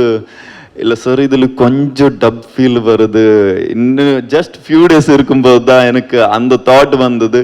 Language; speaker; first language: Tamil; non-native, learner; Kannada